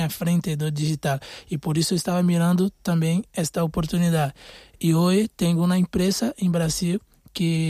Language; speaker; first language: Spanish; non-native, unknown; Portuguese